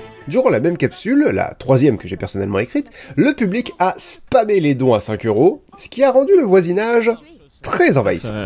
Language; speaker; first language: French; native; French